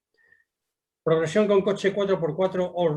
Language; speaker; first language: Spanish; native; Spanish